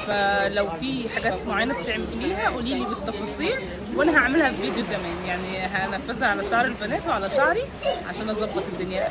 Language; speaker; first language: Arabic; native; Arabic